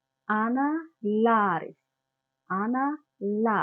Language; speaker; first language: Arabic; non-native, learner; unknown